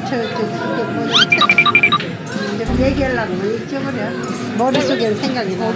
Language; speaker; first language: Korean; native; Korean